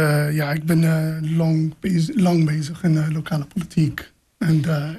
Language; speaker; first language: Dutch; non-native, fluent; English